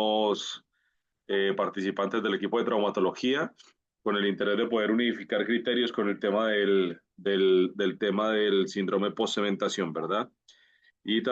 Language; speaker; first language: Spanish; native; Spanish